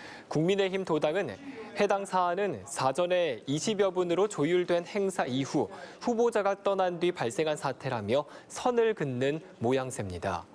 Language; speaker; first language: Korean; native; Korean